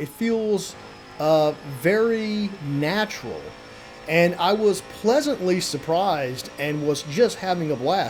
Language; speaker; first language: English; native; English